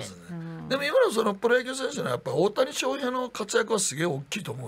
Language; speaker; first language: Japanese; native; Japanese